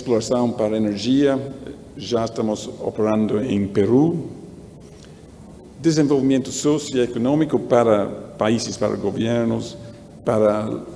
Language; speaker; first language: Portuguese; non-native, learner; English